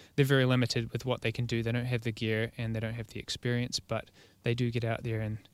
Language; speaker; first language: English; native; English